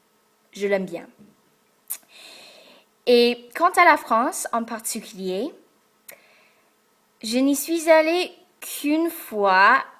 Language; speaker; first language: French; non-native, fluent; English